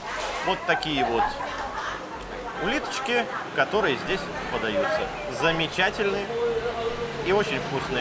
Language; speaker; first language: Russian; native; Russian